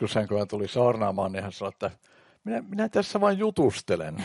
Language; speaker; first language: Finnish; native; Finnish